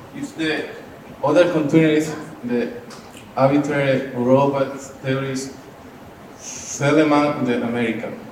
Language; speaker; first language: English; non-native, learner; Spanish